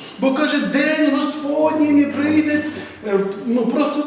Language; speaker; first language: Ukrainian; native; Ukrainian